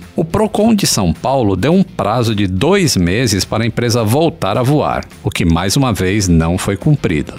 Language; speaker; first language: Portuguese; native; Portuguese